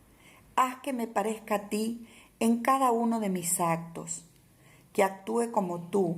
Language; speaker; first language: Spanish; native; Spanish